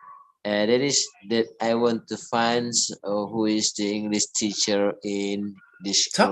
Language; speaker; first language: English; non-native, learner; Indonesian